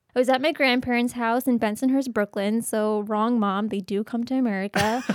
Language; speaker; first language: English; early bilingual, other home language; Urdu